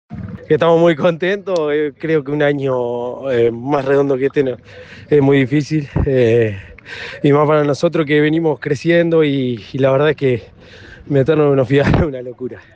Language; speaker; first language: Spanish; native; Spanish